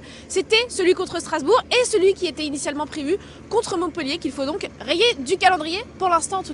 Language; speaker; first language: French; native; French